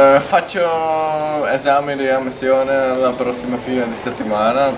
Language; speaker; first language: Italian; non-native, fluent; Czech